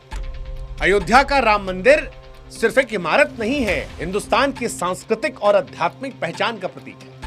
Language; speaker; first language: Hindi; native; Hindi